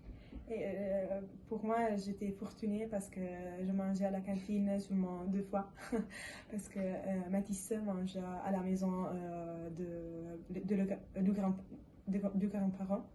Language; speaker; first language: French; non-native, learner; Italian